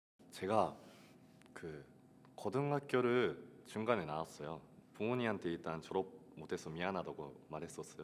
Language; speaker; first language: Korean; non-native, fluent; Japanese